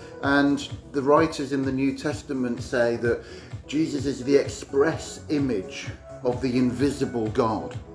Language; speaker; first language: English; native; English